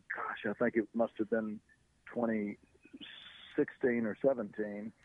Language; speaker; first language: English; native; English